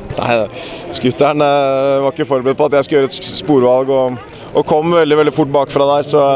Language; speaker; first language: Norwegian; native; Norwegian